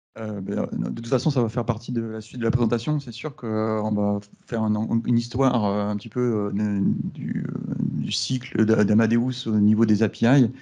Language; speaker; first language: French; native; French